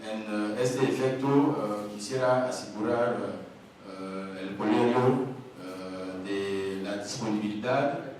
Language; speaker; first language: Spanish; non-native, learner; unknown